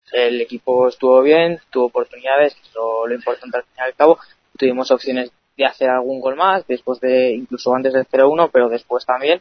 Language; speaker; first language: Spanish; native; Spanish